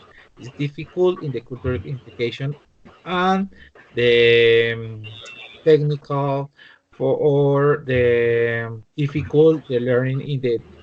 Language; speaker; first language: English; non-native, learner; Spanish